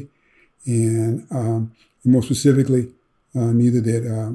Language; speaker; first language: English; native; English